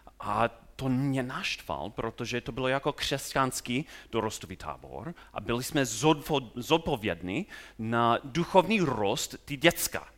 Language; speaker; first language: Czech; non-native, fluent; English